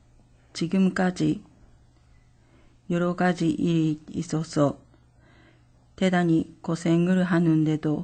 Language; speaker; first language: Korean; non-native, fluent; Japanese